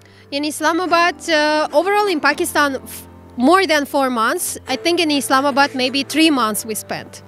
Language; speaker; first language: English; non-native, learner; Kazakh